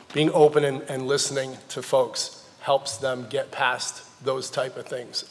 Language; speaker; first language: English; native; English